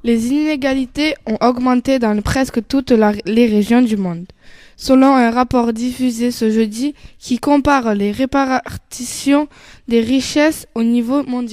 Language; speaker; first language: French; native; French